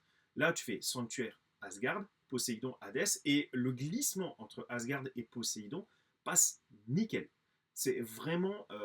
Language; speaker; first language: French; native; French